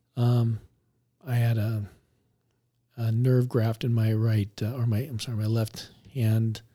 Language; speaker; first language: English; native; English